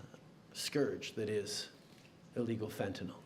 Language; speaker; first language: English; native; English